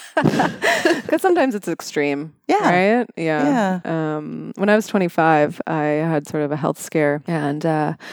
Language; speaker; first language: English; native; English